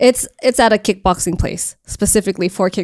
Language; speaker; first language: English; native; English